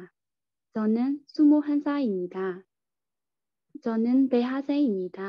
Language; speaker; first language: Korean; non-native, learner; Burmese